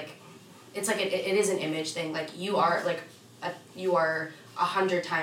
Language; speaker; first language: English; native; English